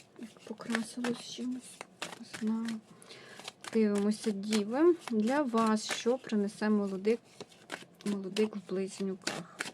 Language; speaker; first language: Ukrainian; non-native, local second language; Russian